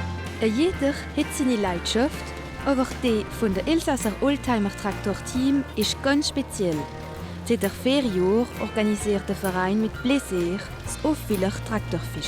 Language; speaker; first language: German; non-native, local second language; French